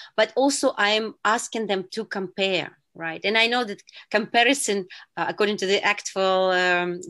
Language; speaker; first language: English; non-native, fluent; Uzbek